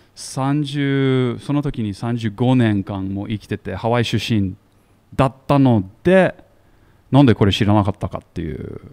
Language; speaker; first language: Japanese; non-native, fluent; English